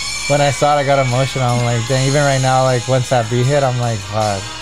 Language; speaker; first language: English; early bilingual, other home language; Spanish